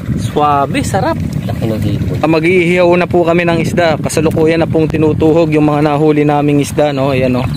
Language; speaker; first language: Filipino; non-native, local second language; Pampanga